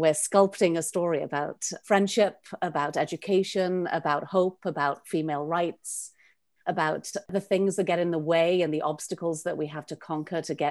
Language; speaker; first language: English; native; English